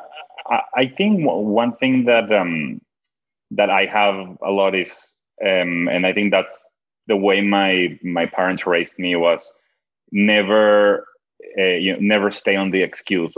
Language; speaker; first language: English; non-native, fluent; Spanish